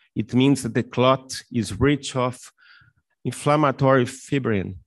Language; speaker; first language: English; non-native, fluent; Portuguese